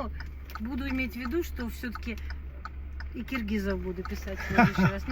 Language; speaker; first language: Russian; native; Russian